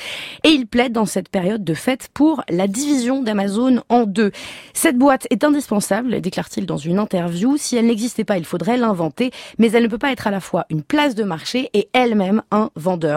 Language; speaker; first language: French; native; French